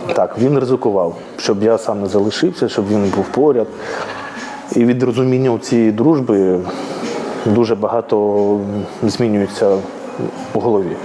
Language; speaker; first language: Ukrainian; native; Ukrainian